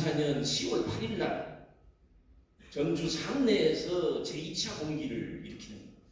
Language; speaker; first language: Korean; native; Korean